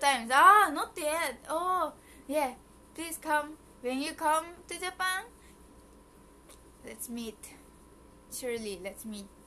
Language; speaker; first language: English; early bilingual, other home language; Japanese